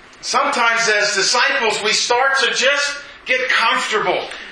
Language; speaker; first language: English; native; English